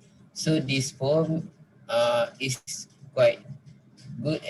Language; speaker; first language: English; non-native, local second language; Malay